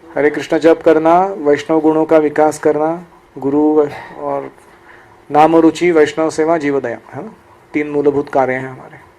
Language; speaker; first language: Hindi; non-native, local second language; Marathi